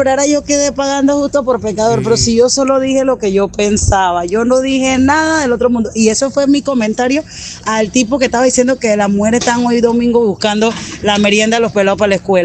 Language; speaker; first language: Spanish; native; Spanish